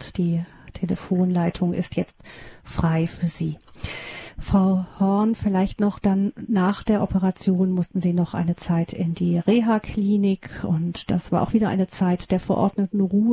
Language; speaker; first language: German; native; German